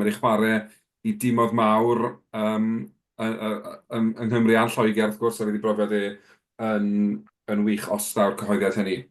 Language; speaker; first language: Welsh; native; Welsh